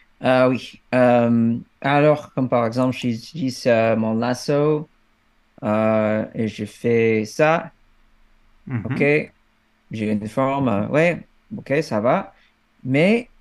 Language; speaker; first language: French; non-native, fluent; English